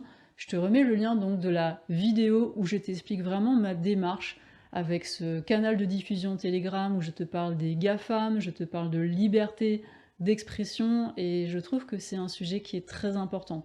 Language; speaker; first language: French; native; French